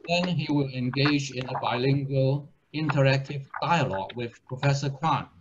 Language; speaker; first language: English; non-native, local second language; Chinese